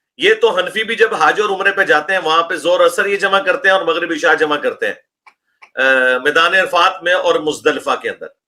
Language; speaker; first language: Urdu; non-native, local second language; Punjabi